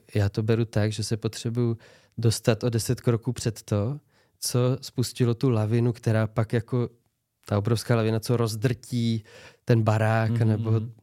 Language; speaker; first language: Czech; native; Czech